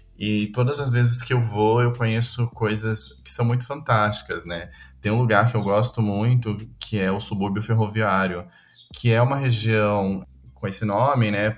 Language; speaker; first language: Portuguese; native; Portuguese